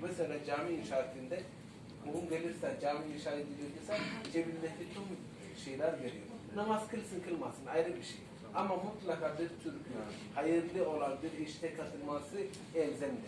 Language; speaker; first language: Turkish; non-native, fluent; Somali